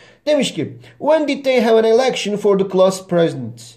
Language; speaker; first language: English; non-native, fluent; Turkish